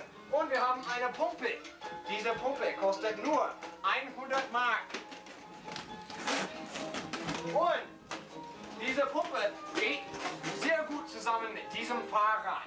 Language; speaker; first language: German; non-native, learner; English